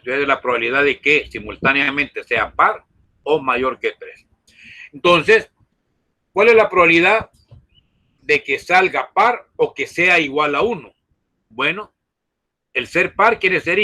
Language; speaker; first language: Spanish; native; Spanish